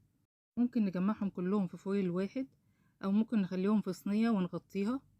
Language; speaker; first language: Arabic; native; Arabic